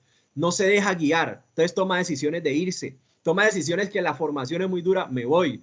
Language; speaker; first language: Spanish; native; Spanish